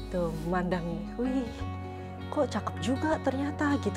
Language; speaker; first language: Indonesian; native; Indonesian